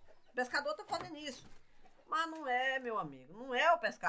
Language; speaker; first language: Portuguese; native; Portuguese